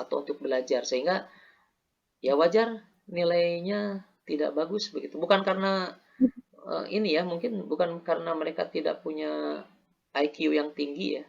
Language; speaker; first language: Indonesian; native; Indonesian